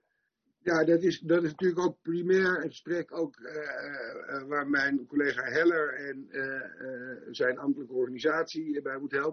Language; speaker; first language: Dutch; native; Dutch